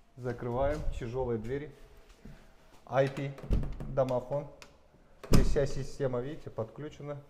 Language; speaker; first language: Russian; non-native, local second language; Kazakh